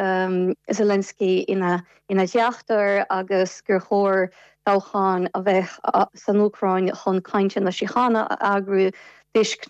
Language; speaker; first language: Irish; non-native, fluent; Ukrainian